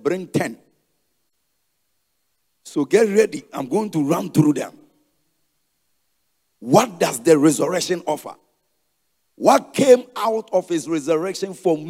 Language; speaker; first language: English; non-native, local second language; Akan